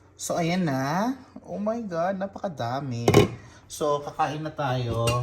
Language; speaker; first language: Filipino; non-native, local second language; Cebuano